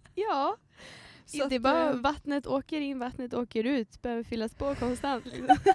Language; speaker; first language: Swedish; native; Swedish